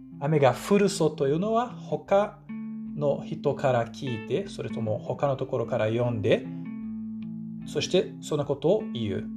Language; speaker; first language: Japanese; non-native, fluent; Portuguese